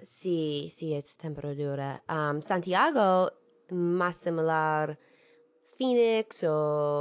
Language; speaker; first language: Spanish; non-native, learner; English